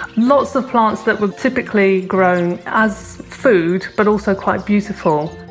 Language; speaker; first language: English; native; English